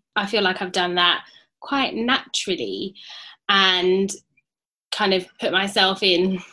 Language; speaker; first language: English; native; English